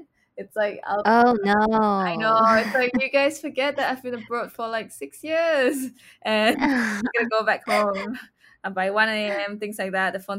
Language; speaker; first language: English; non-native, local second language; Chinese